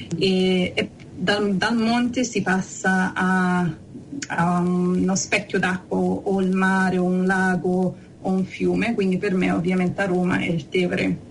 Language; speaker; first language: Italian; early bilingual, heritage; English